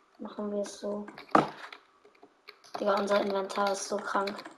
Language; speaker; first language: German; native; German